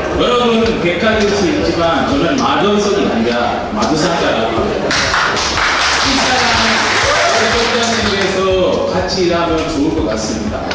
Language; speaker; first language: Korean; non-native, learner; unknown